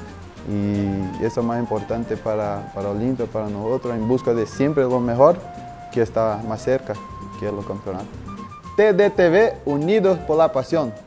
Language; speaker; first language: Spanish; non-native, learner; Portuguese